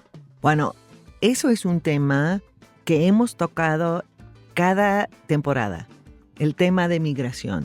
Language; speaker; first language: Spanish; non-native, fluent; English